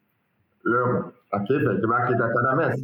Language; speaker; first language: Spanish; non-native, learner; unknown